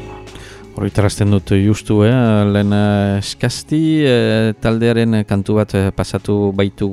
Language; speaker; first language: Basque; native; Basque